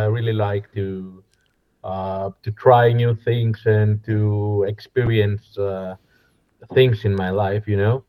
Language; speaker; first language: English; non-native, fluent; Greek